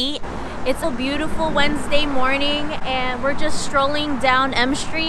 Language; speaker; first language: English; native; English